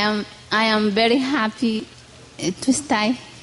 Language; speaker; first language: English; non-native, learner; Portuguese